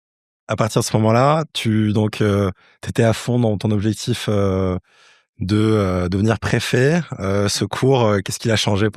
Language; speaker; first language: French; native; French